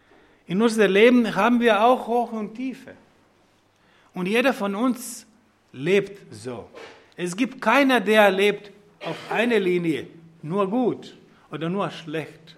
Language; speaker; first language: German; non-native, fluent; Croatian